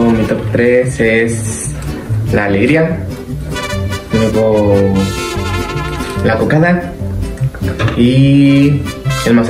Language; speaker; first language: Spanish; native; Spanish